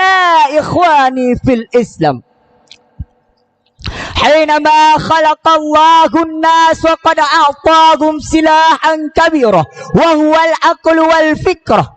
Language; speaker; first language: Arabic; non-native, learner; Achinese